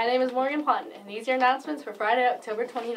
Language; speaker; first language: English; native; English